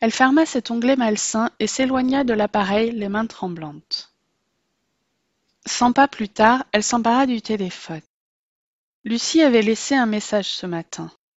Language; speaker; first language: French; native; French